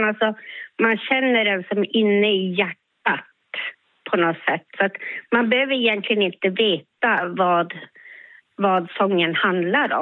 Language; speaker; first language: Swedish; native; Swedish